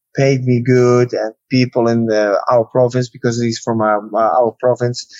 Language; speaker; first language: English; non-native, fluent; Dutch